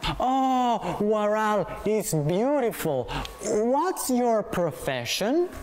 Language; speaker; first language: English; non-native, learner; Spanish